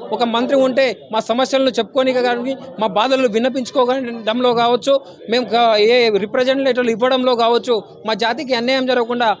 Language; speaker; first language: Telugu; non-native, local second language; Lambadi